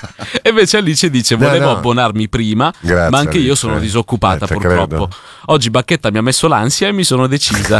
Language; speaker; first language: Italian; native; Italian